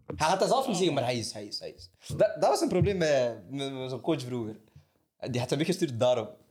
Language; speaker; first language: Dutch; native; Dutch